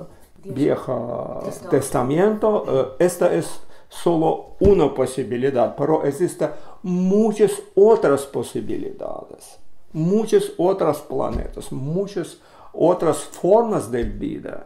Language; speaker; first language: Spanish; non-native, learner; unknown